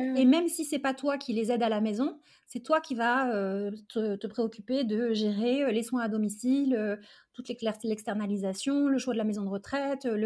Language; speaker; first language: French; early bilingual, other home language; Arabic